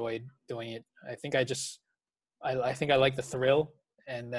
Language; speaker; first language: English; native; English